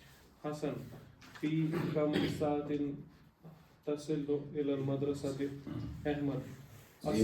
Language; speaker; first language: Arabic; non-native, learner; Urdu